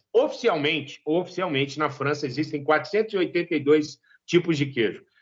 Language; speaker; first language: Portuguese; native; Portuguese